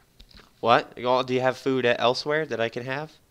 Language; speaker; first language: English; native; English